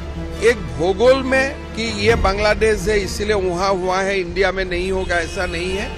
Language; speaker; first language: Hindi; non-native, local second language; Assamese